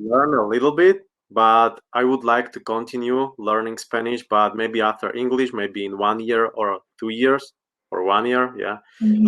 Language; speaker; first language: English; non-native, learner; Slovak